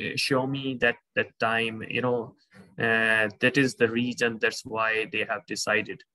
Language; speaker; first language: English; non-native, local second language; Hindi